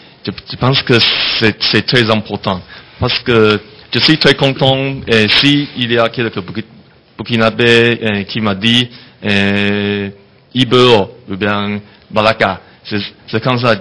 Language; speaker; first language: French; non-native, fluent; Chinese